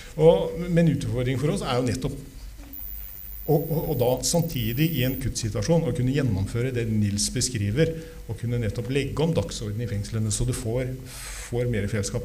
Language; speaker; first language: Norwegian; native; Norwegian